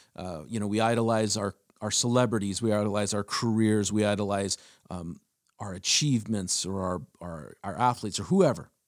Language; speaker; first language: English; early bilingual, other home language; German